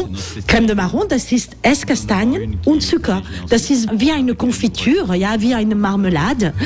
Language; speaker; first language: German; non-native, learner; French